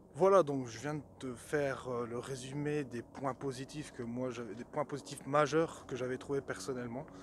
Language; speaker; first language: French; native; French